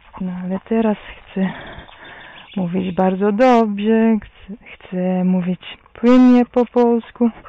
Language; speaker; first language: Polish; non-native, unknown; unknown